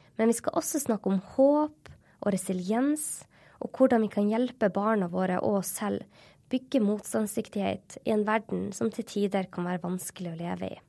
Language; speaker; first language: Norwegian; native; Norwegian